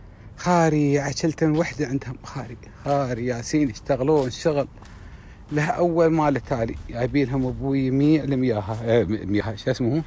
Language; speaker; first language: Arabic; native; Arabic